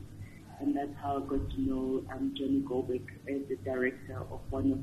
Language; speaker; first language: English; non-native, local second language; Xhosa